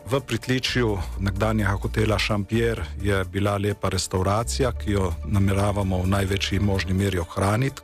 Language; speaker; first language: Slovenian; native; Slovenian